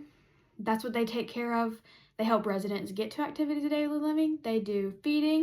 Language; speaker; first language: English; native; English